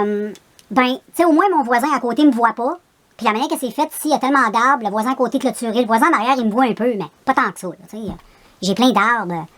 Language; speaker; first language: French; native; French